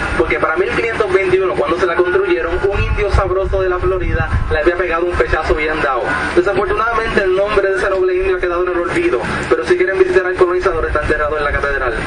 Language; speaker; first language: Spanish; native; Spanish